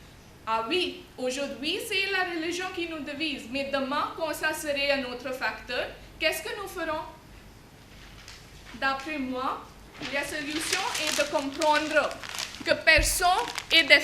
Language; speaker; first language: French; non-native, fluent; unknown